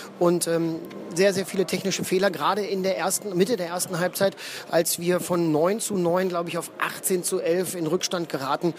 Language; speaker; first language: German; native; German